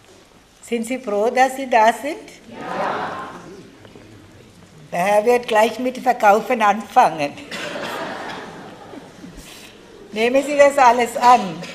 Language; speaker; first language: German; non-native, fluent; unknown